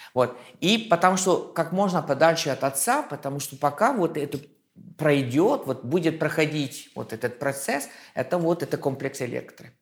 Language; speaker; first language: Russian; non-native, fluent; French